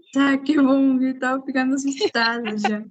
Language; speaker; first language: Portuguese; non-native, fluent; Spanish